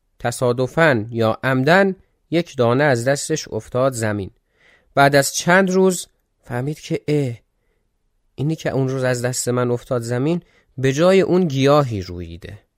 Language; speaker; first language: Persian; non-native, local second language; Azerbaijani